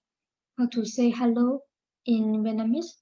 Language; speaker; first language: English; non-native, learner; Malay